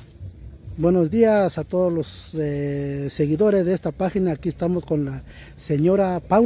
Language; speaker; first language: Spanish; native; Spanish